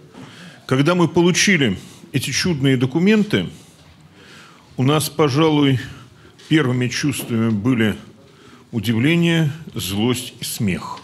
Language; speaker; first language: Russian; native; Russian